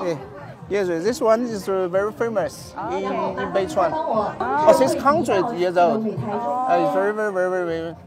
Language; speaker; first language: English; non-native, learner; Chinese